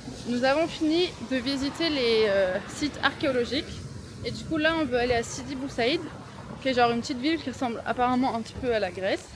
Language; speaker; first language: French; native; French